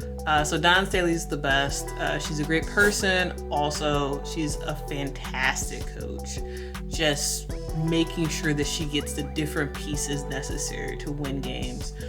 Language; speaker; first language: English; native; English